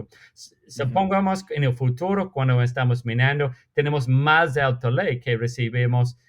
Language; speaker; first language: Spanish; non-native, fluent; English